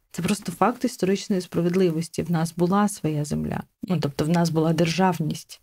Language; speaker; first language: Ukrainian; non-native, local second language; Crimean Tatar